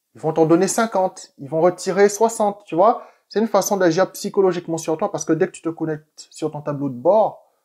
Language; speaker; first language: French; native; French